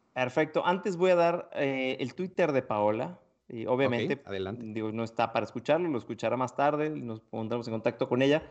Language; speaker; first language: Spanish; native; Spanish